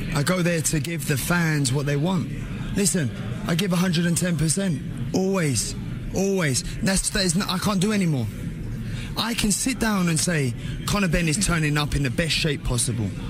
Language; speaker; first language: English; early bilingual, other home language; Spanish